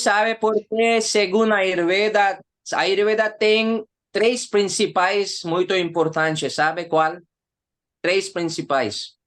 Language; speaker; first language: Portuguese; non-native, learner; Hindi